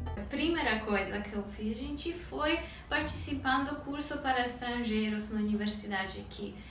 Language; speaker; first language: Portuguese; non-native, fluent; Polish